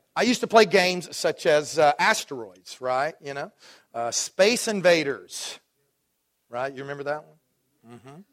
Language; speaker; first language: English; native; English